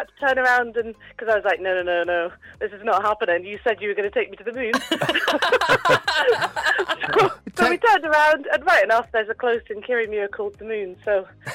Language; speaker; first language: English; native; English